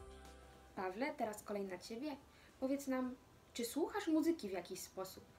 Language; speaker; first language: Polish; native; Polish